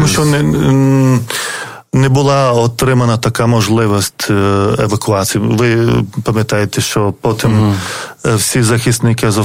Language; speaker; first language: Ukrainian; non-native, fluent; Lithuanian